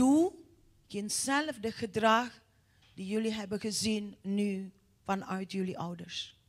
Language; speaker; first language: Dutch; non-native, fluent; Indonesian